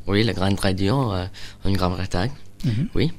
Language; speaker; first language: French; non-native, learner; English